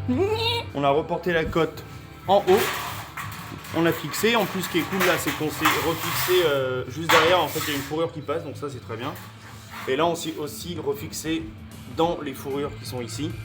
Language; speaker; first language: French; native; French